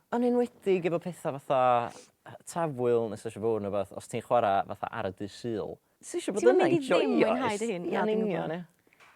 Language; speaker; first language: Welsh; native; Welsh